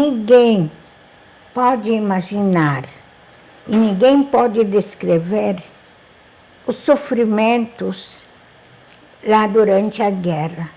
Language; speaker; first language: Portuguese; non-native, fluent; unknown